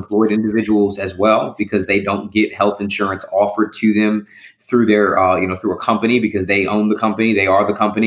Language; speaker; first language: English; native; English